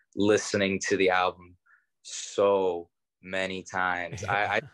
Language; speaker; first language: English; native; English